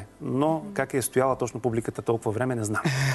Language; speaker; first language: Bulgarian; native; Bulgarian